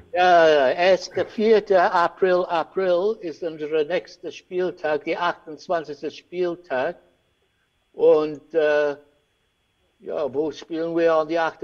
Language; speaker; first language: German; non-native, learner; English